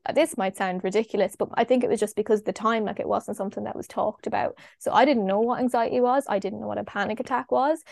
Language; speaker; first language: English; native; English